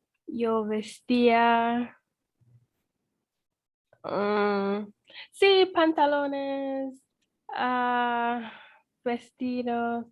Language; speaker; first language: Spanish; non-native, learner; English